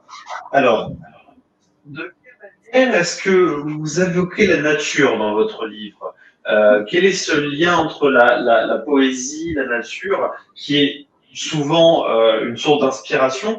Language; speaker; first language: French; non-native, local second language; Fon